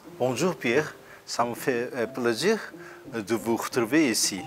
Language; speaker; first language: French; non-native, fluent; Korean